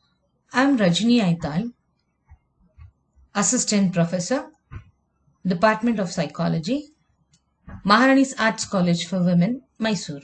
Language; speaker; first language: English; non-native, local second language; Kannada